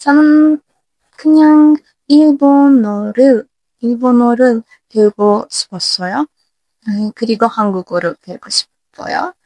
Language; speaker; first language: Korean; non-native, learner; Turkish